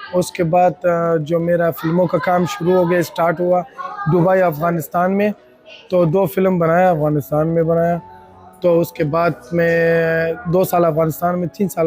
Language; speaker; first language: Hindi; non-native, local second language; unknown